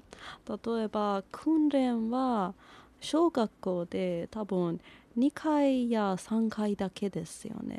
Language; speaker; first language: Japanese; non-native, learner; Persian